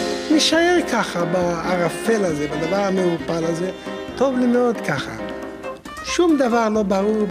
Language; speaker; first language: Hebrew; non-native, fluent; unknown